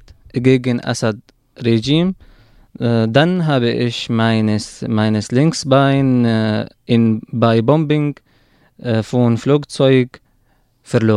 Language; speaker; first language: German; non-native, learner; Arabic